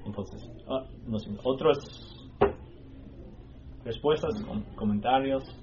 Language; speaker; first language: Spanish; non-native, fluent; English